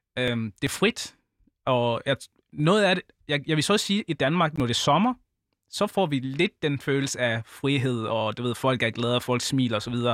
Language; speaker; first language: Danish; early bilingual, other home language; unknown